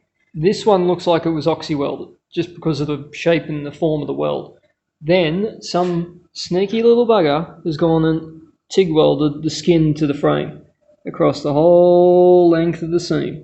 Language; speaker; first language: English; native; English